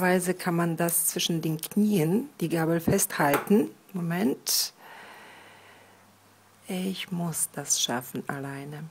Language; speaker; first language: German; non-native, fluent; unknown